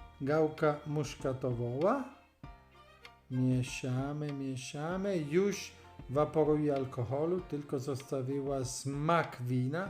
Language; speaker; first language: Polish; non-native, learner; Italian